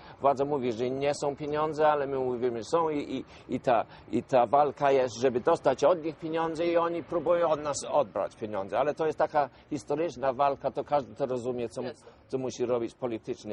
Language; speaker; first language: Polish; non-native, fluent; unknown